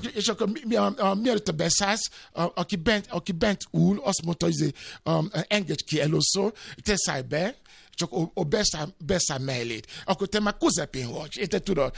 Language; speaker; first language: Hungarian; non-native, fluent; Yoruba